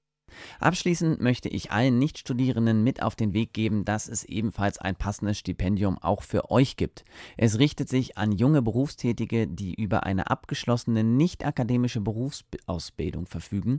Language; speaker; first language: German; native; German